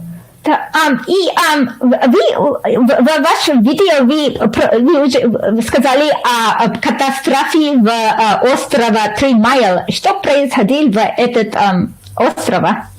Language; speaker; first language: Russian; non-native, learner; English